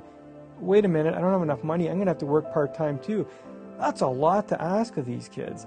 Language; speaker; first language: English; native; English